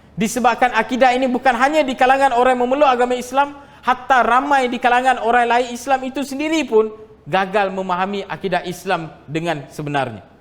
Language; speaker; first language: Malay; non-native, local second language; Tamil